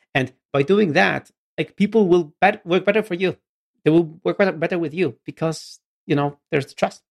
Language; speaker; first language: English; non-native, fluent; Polish